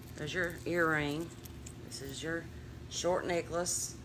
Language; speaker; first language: English; native; English